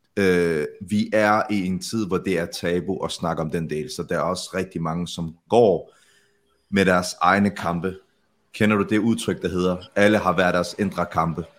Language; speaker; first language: Danish; early bilingual, other home language; Arabic